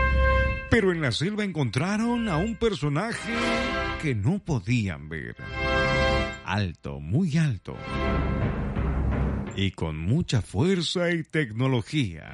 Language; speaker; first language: Spanish; native; Spanish